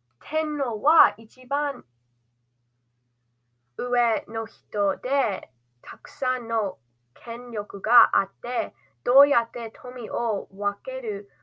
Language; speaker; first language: Japanese; non-native, learner; English